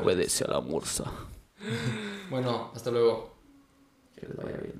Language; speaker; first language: Spanish; native; Spanish